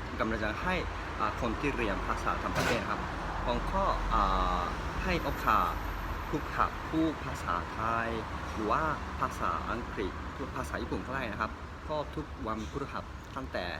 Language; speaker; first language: Thai; non-native, learner; Japanese